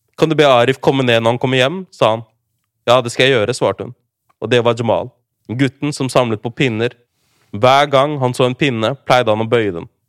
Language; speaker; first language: Norwegian; early bilingual, other home language; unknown